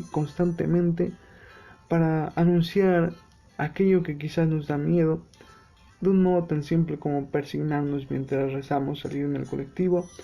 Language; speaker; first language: Spanish; native; Spanish